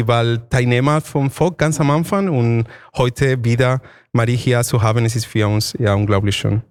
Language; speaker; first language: German; non-native, fluent; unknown